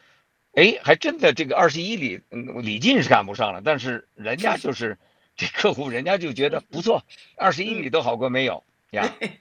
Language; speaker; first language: Chinese; native; Chinese